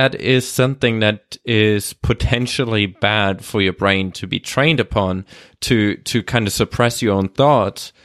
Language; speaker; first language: English; non-native, fluent; German